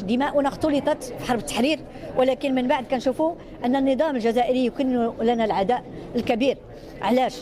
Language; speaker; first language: Arabic; native; Arabic